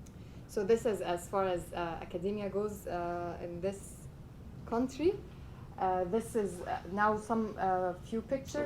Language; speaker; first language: English; non-native, local second language; Arabic